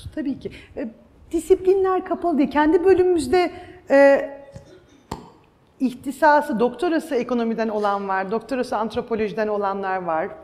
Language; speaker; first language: Turkish; native; Turkish